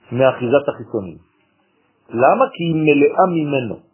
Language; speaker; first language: Hebrew; non-native, fluent; French